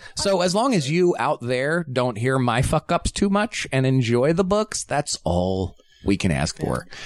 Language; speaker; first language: English; native; English